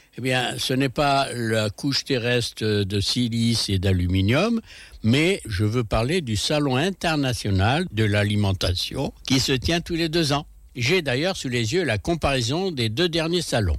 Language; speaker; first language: French; native; French